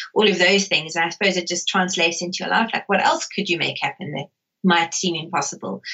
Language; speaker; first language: English; native; English